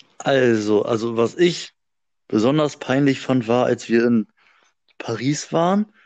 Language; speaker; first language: German; native; German